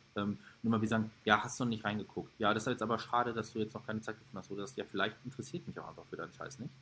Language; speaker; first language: German; native; German